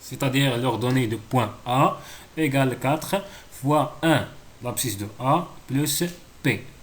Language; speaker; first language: French; non-native, local second language; Arabic